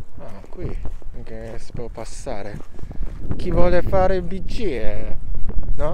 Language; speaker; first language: Italian; non-native, learner; Japanese